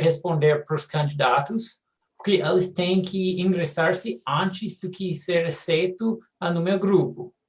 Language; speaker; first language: Portuguese; non-native, fluent; English